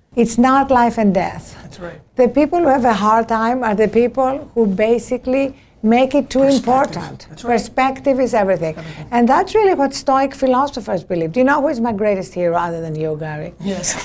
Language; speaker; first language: English; non-native, fluent; Greek